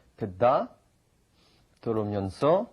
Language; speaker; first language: Korean; non-native, learner; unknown